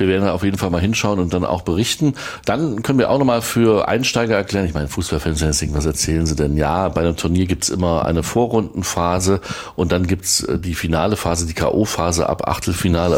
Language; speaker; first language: German; native; German